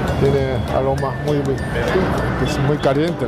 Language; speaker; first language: Spanish; non-native, learner; Japanese